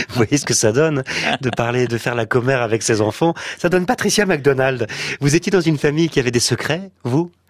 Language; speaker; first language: French; native; French